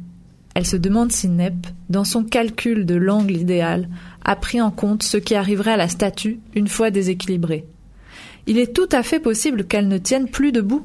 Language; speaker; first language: French; native; French